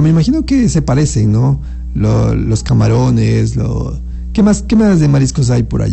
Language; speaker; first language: Spanish; native; Spanish